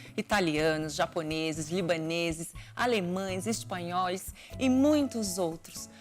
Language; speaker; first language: Portuguese; native; Portuguese